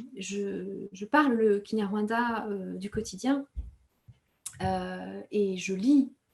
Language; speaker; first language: French; non-native, local second language; Kinyarwanda